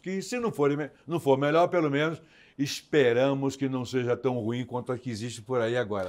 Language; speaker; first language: Portuguese; native; Portuguese